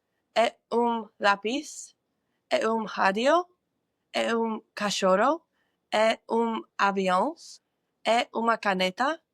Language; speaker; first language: Portuguese; non-native, learner; English